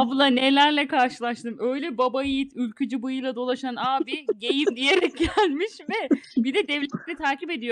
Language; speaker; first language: Turkish; native; Turkish